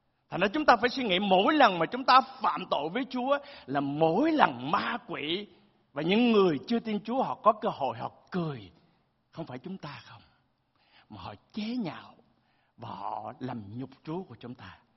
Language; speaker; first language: Vietnamese; early bilingual, heritage; Vietnamese